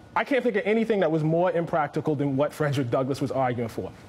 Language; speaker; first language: English; native; English